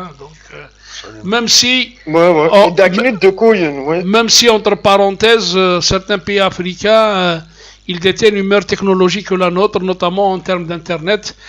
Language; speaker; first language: French; non-native, local second language; Kabyle